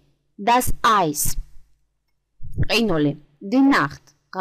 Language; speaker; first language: German; non-native, learner; Georgian